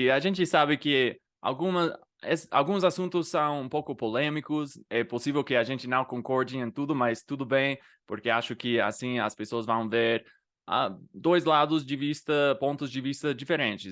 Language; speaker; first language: Portuguese; non-native, fluent; English